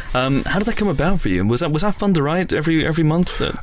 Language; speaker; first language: English; native; English